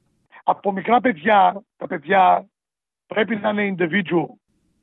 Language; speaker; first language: Greek; early bilingual, heritage; Greek